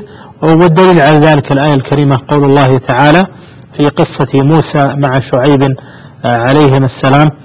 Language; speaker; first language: Arabic; native; Arabic